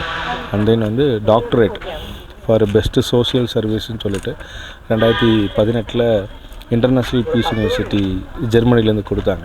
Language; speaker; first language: Tamil; native; Tamil